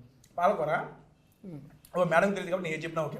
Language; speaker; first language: Telugu; native; Telugu